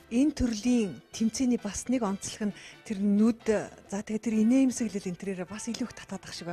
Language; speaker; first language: Mongolian; native; Mongolian